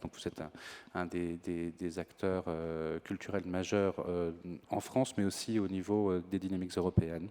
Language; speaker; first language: French; native; French